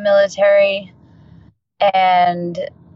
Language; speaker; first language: English; native; English